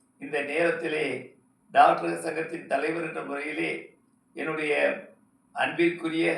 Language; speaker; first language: Tamil; native; Tamil